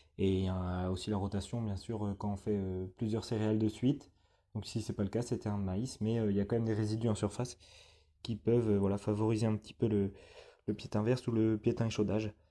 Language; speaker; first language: French; native; French